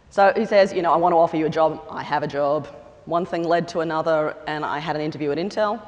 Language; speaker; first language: English; native; English